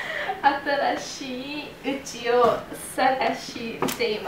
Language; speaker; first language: Japanese; non-native, learner; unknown